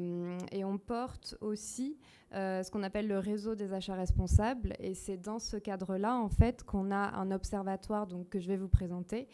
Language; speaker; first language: French; native; French